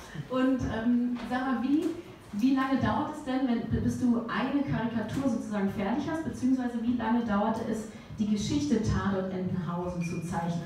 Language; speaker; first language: German; native; German